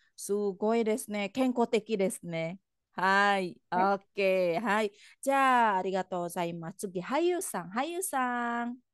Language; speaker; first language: Japanese; non-native, fluent; Indonesian